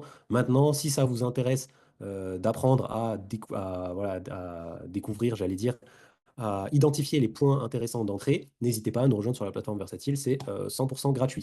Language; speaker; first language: French; native; French